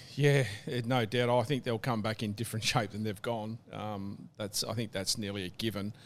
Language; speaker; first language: English; native; English